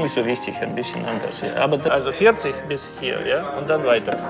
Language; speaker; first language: German; non-native, fluent; Russian